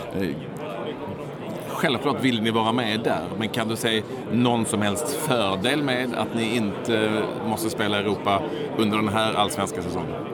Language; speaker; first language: Swedish; native; Swedish